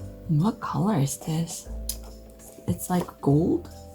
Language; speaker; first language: English; non-native, fluent; Korean